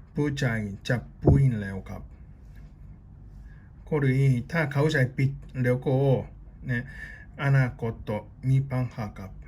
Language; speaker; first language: Thai; non-native, learner; Japanese